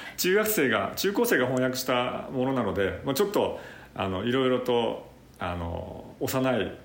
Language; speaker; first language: Japanese; native; Japanese